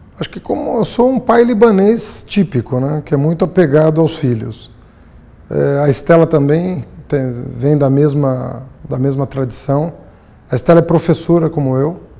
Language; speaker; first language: Portuguese; native; Portuguese